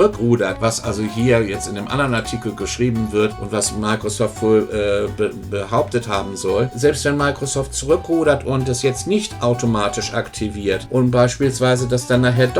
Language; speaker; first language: German; native; German